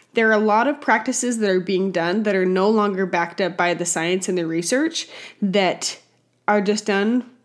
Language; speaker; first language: English; native; English